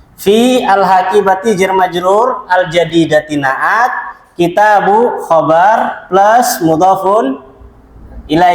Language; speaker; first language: Arabic; non-native, fluent; Indonesian